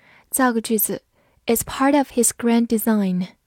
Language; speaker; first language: English; non-native, fluent; Chinese